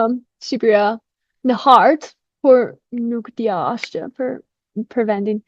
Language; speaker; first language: Albanian; non-native, fluent; English